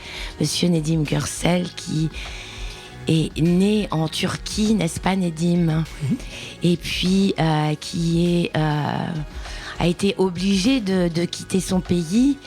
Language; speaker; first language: French; native; French